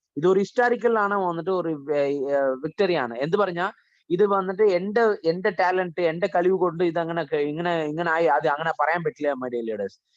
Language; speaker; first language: Malayalam; early bilingual, heritage; Malayalam